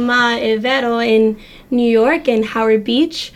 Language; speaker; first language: Italian; non-native, learner; English